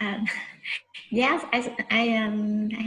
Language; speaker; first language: English; non-native, fluent; Vietnamese